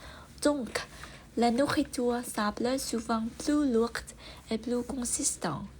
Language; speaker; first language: French; non-native, learner; Vietnamese